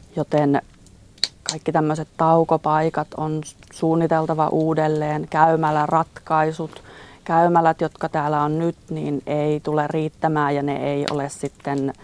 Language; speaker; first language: Finnish; native; Finnish